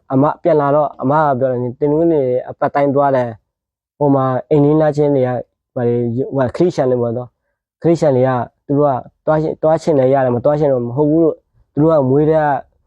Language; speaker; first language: Burmese; native; Burmese